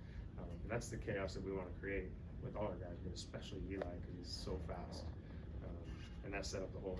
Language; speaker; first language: English; native; English